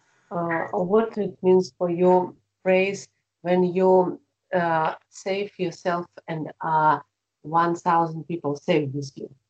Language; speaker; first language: English; non-native, learner; Russian